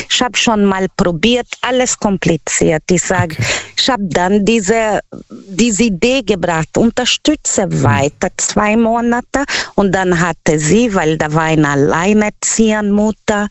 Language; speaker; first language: German; non-native, learner; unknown